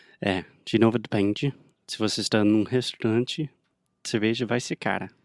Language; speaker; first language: Portuguese; non-native, fluent; English